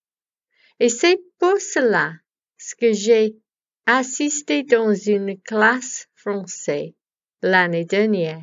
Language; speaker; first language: French; non-native, learner; English